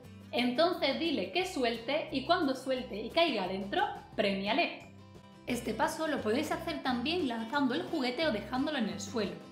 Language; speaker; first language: Spanish; native; Spanish